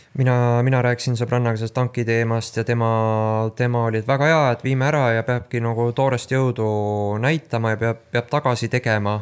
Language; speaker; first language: Estonian; native; Estonian